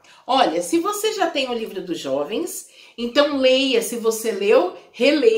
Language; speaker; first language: Portuguese; native; Portuguese